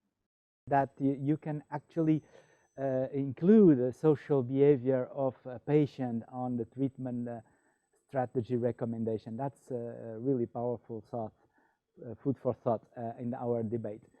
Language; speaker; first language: English; non-native, fluent; Portuguese